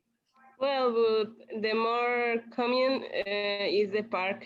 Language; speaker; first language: English; non-native, learner; Spanish